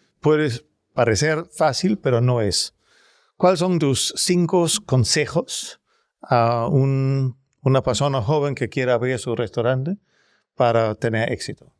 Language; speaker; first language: Spanish; non-native, learner; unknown